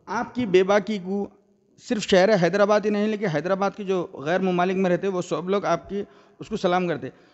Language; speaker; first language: Hindi; non-native, local second language; Urdu